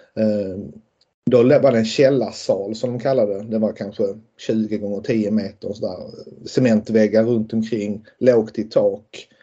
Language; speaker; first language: Swedish; native; Swedish